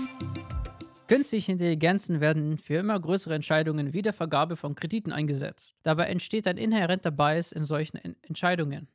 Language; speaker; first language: German; native; German